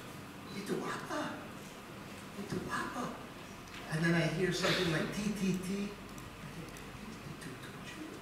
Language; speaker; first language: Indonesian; non-native, learner; English